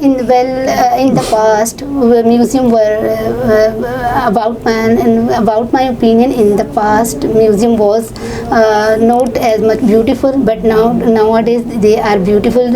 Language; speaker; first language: English; non-native, learner; Urdu